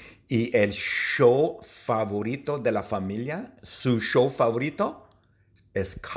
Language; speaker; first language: Spanish; non-native, fluent; English